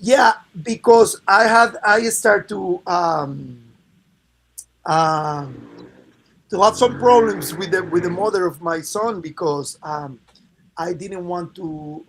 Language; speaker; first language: English; non-native, fluent; Spanish